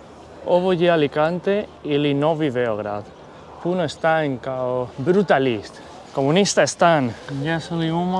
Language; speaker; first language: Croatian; non-native, learner; Spanish